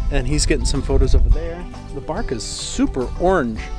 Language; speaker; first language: English; native; English